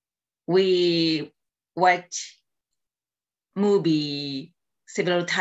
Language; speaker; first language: English; non-native, learner; Japanese